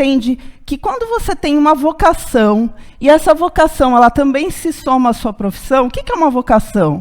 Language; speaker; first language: Portuguese; native; Portuguese